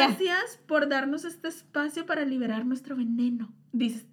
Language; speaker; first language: Spanish; native; Spanish